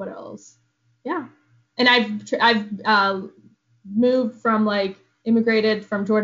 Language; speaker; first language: English; early bilingual, other home language; Arabic